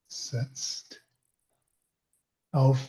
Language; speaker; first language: German; non-native, learner; English